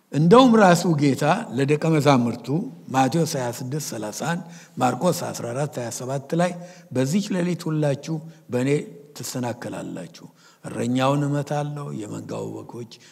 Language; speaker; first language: Amharic; native; Amharic